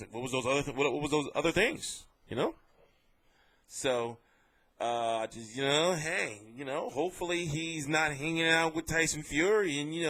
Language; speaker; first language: English; native; English